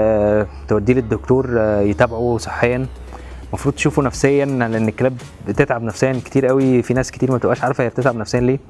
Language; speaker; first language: Arabic; native; Arabic